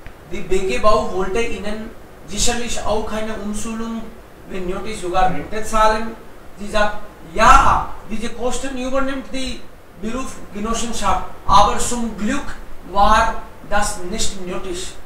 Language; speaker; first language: German; non-native, fluent; Hindi